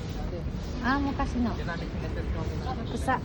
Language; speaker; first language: Japanese; non-native, fluent; Filipino